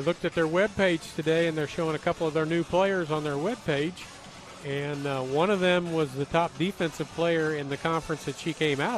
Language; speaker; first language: English; native; English